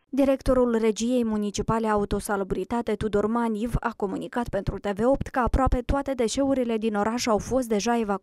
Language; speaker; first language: Romanian; native; Romanian